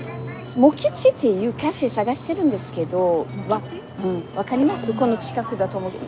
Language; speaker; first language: Japanese; non-native, fluent; French